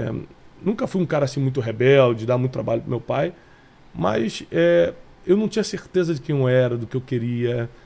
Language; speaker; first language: Portuguese; native; Portuguese